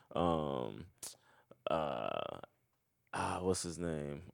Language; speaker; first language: English; native; English